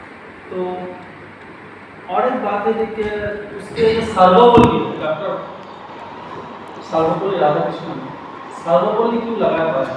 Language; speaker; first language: Hindi; non-native, local second language; Bangla